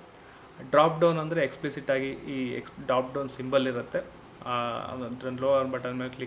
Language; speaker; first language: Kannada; native; Kannada